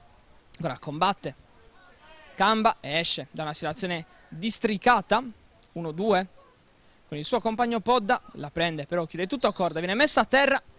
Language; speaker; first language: Italian; native; Italian